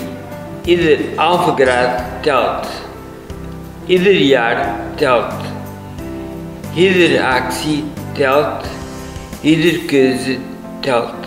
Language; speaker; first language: Dutch; non-native, learner; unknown